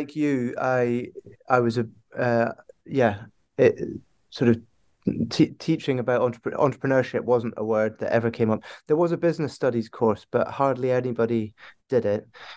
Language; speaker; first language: English; native; English